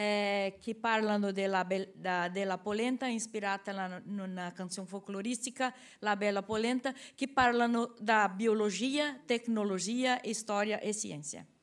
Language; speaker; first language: Italian; non-native, learner; Portuguese